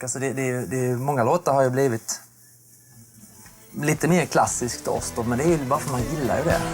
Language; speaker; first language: Swedish; native; Swedish